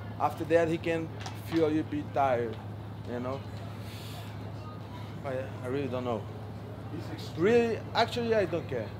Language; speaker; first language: English; non-native, learner; Portuguese